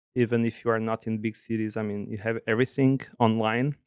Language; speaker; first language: English; non-native, fluent; Portuguese